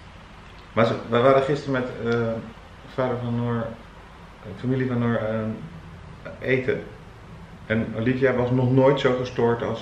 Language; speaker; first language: Dutch; native; Dutch